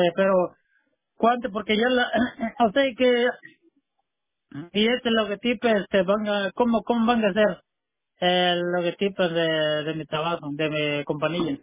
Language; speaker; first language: Spanish; non-native, local second language; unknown